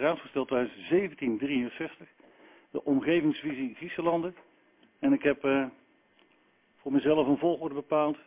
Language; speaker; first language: Dutch; native; Dutch